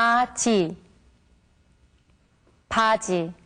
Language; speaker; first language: Korean; native; Korean